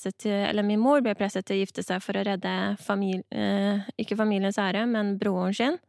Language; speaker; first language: Norwegian; early bilingual, other home language; Persian